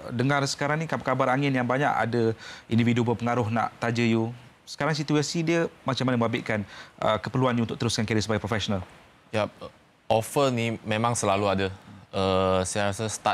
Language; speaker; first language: Malay; native; Malay